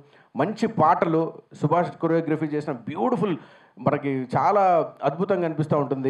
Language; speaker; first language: Telugu; native; Telugu